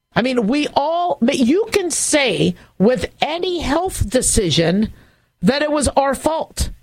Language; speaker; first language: English; native; English